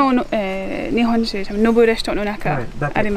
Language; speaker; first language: Japanese; non-native, learner; English